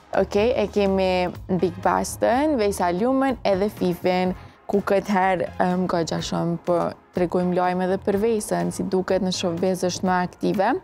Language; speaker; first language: Albanian; native; Albanian